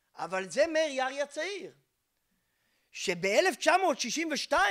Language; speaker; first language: Hebrew; native; Hebrew